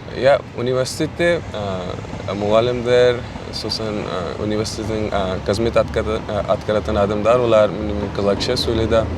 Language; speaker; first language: Kazakh; non-native, fluent; Urdu